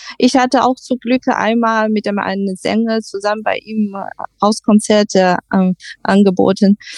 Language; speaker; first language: German; non-native, learner; Chinese